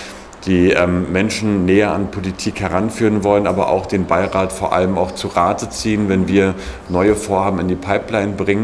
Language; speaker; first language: German; native; German